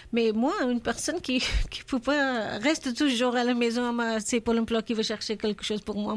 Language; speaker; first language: French; non-native, learner; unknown